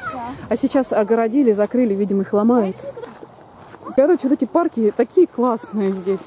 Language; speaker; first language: Russian; native; Russian